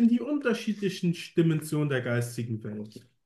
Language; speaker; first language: German; native; German